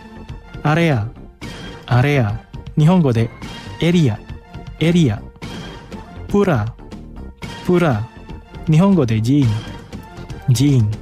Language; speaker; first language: Japanese; non-native, fluent; Indonesian